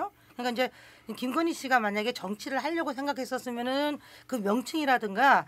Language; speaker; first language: Korean; native; Korean